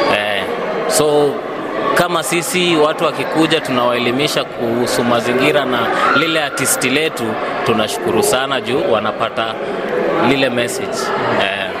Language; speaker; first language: Swahili; native; Swahili